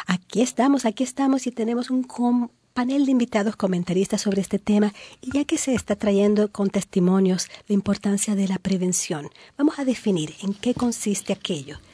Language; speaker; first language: Spanish; native; Spanish